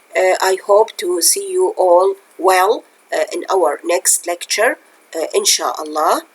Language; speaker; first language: English; non-native, fluent; Arabic